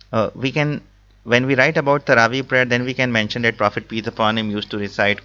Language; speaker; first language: English; non-native, local second language; Urdu